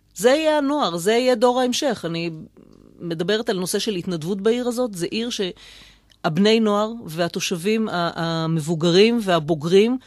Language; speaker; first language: Hebrew; native; Hebrew